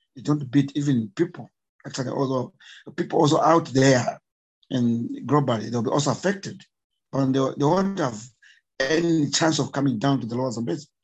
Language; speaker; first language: English; non-native, local second language; Bemba